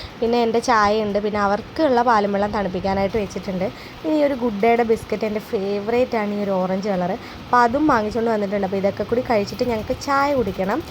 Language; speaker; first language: Malayalam; native; Malayalam